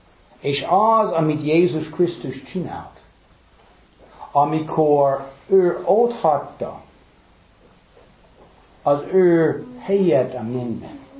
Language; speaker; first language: Hungarian; early bilingual, heritage; English